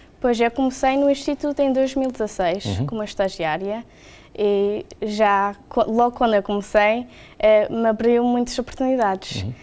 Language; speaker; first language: Portuguese; early bilingual, heritage; Portuguese